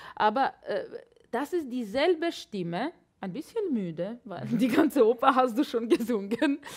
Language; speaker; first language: German; non-native, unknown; Latvian